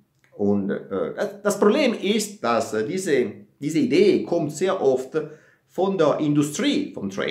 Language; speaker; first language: German; non-native, fluent; Italian